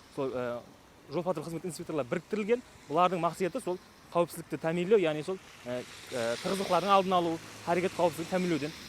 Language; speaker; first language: Uzbek; non-native, local second language; Kara-Kalpak